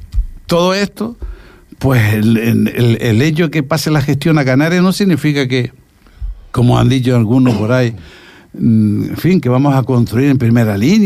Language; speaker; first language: Spanish; native; Spanish